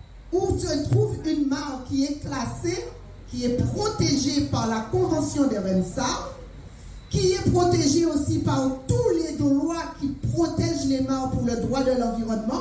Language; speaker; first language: French; native; French